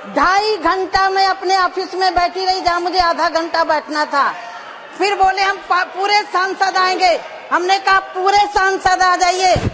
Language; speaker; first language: Hindi; native; Hindi